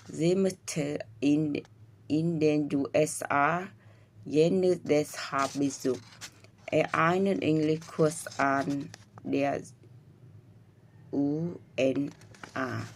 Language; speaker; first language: German; non-native, learner; Vietnamese